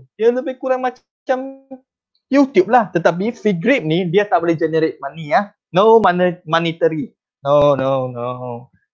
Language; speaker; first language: Malay; non-native, local second language; Chinese